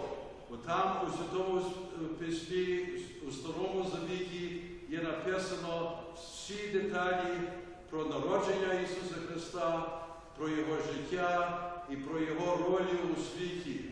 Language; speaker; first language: Ukrainian; early bilingual, heritage; Ukrainian